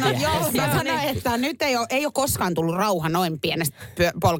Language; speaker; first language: Finnish; native; Finnish